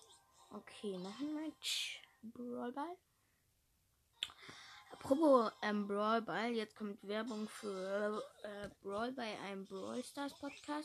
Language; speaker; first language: German; native; German